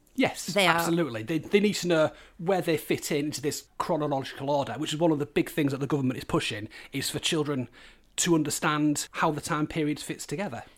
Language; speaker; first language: English; native; English